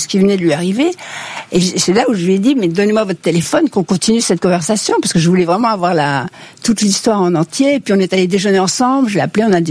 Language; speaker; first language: French; native; French